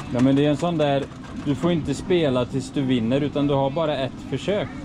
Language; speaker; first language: Swedish; native; Swedish